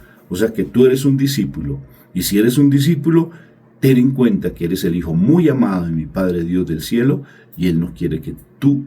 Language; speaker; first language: Spanish; native; Spanish